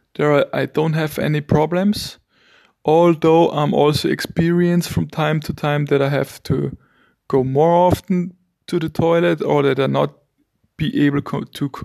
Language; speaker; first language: English; non-native, fluent; German